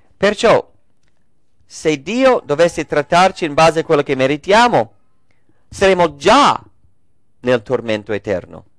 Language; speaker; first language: Italian; non-native, fluent; English